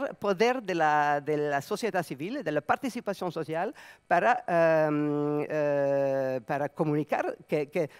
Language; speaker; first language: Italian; non-native, learner; Serbian